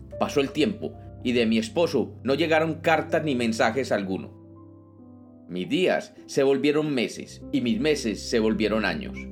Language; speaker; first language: Spanish; native; Spanish